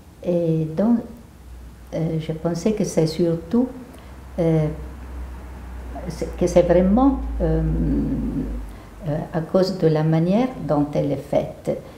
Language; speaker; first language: French; non-native, fluent; Italian